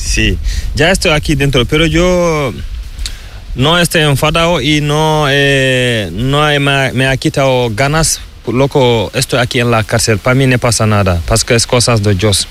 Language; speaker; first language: Spanish; non-native, learner; Fula